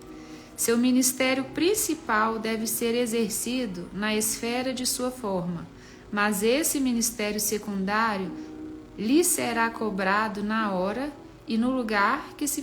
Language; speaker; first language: Portuguese; native; Portuguese